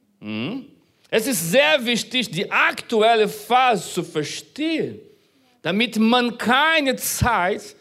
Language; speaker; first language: German; non-native, fluent; Portuguese